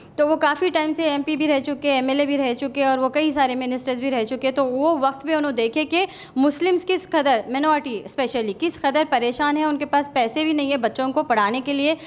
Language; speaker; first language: Hindi; non-native, local second language; Urdu